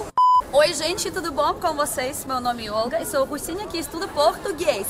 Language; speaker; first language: Portuguese; non-native, learner; Russian